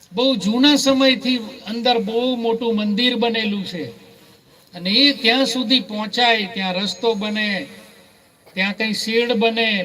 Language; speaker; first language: Gujarati; native; Gujarati